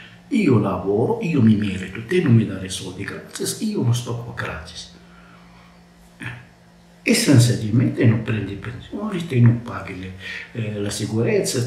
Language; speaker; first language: Italian; non-native, learner; Arabic